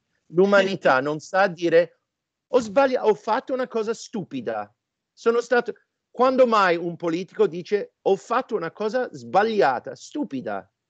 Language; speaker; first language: Italian; non-native, fluent; English